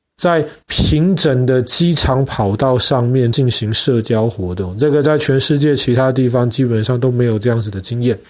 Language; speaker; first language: Chinese; native; Chinese